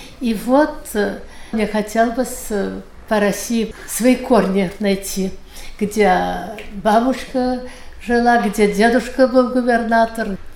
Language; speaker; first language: Russian; early bilingual, heritage; Russian